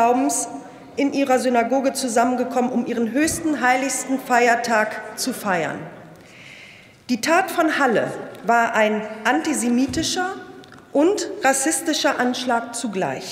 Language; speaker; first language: German; early bilingual, other home language; Turkish